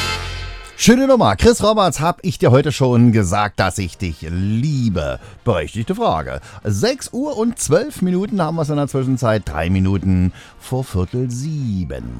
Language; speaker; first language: German; native; German